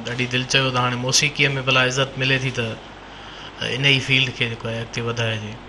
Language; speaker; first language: Sindhi; native; Sindhi